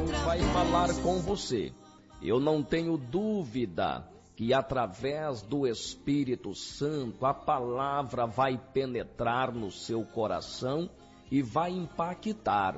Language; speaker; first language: Portuguese; native; Portuguese